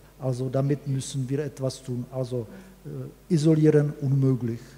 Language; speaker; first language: German; non-native, fluent; Czech